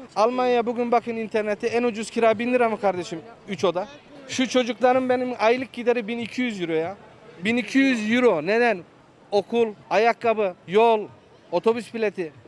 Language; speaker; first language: Turkish; native; Turkish